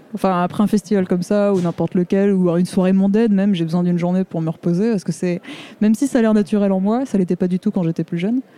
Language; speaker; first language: French; native; French